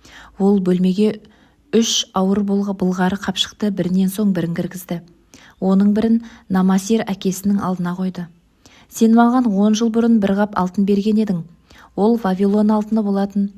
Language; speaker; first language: Kazakh; native; Kazakh